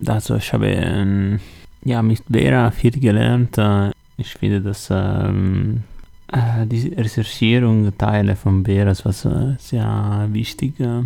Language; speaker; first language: German; non-native, learner; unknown